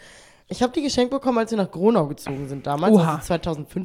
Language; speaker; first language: German; native; German